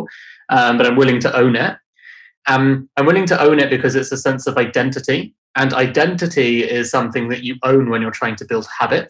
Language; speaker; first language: English; native; English